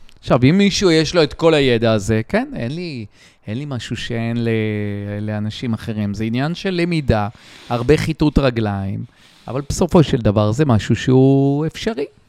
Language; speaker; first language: Hebrew; native; Hebrew